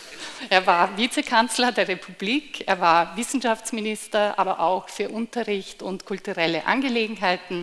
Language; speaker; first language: German; native; German